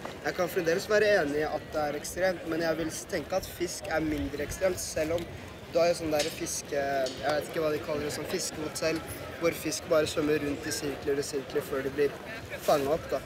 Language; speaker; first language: Norwegian; native; Norwegian